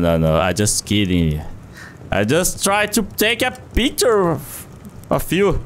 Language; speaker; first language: English; non-native, learner; Portuguese